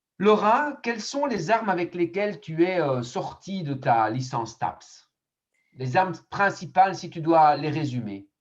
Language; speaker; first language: French; native; French